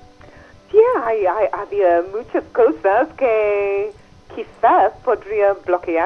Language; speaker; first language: Spanish; non-native, fluent; English